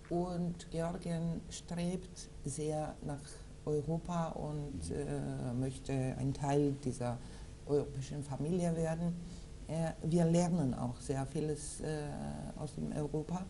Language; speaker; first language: German; non-native, fluent; Georgian